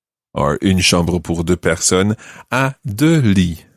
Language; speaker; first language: French; non-native, fluent; English